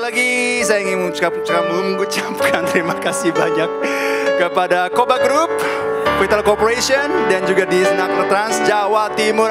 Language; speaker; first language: Indonesian; non-native, fluent; Japanese